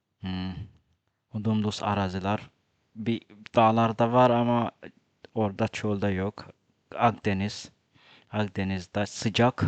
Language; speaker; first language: Turkish; non-native, fluent; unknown